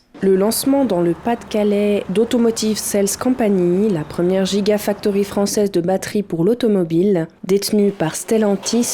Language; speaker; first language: French; native; French